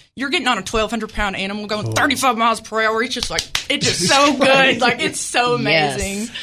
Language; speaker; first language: English; native; English